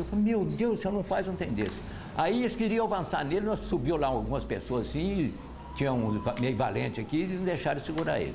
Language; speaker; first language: Portuguese; native; Portuguese